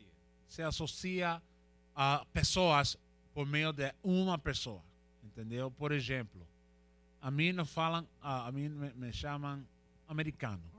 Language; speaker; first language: Portuguese; non-native, learner; Spanish